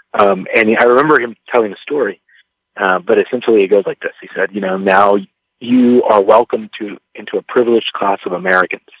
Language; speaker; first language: English; early bilingual, other home language; Spanish